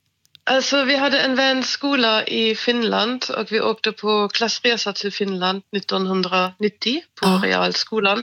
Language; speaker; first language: Swedish; non-native, fluent; German